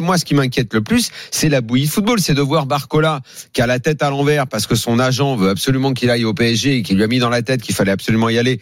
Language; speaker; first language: French; native; French